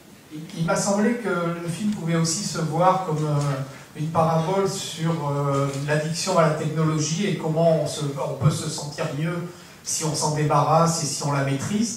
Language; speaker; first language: French; native; French